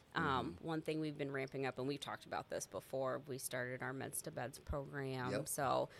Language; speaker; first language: English; native; English